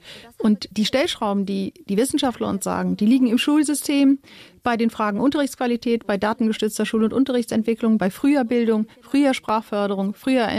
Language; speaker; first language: German; native; German